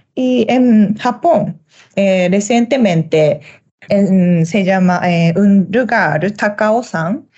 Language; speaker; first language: Spanish; non-native, learner; Japanese